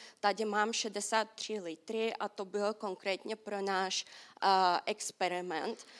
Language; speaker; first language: Czech; non-native, fluent; Russian